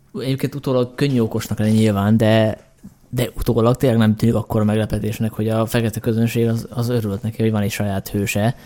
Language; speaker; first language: Hungarian; native; Hungarian